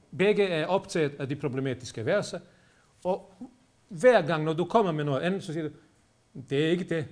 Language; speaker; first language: Danish; non-native, fluent; Bosnian